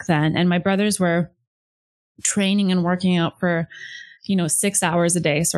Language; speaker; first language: English; native; English